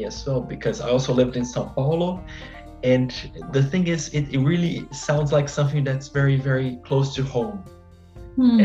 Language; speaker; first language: English; non-native, fluent; Portuguese